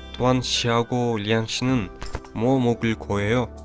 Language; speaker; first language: Korean; non-native, fluent; Kyrgyz